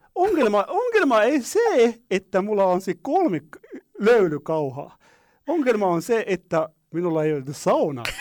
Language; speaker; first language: Finnish; non-native, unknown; Arabic